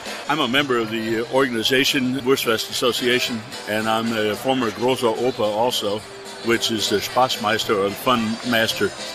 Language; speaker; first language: English; early bilingual, other home language; German